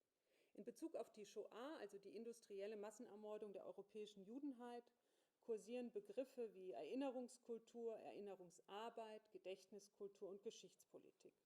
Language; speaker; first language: German; native; German